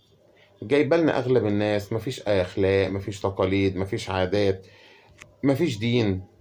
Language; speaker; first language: Arabic; native; Arabic